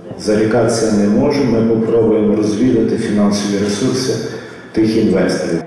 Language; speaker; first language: Ukrainian; native; Ukrainian